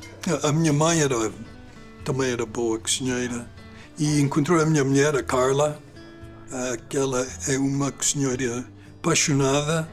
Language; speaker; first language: Portuguese; early bilingual, other home language; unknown